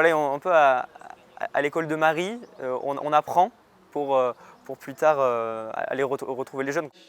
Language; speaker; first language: French; native; French